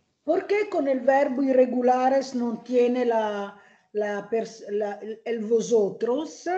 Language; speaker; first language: Spanish; non-native, learner; Italian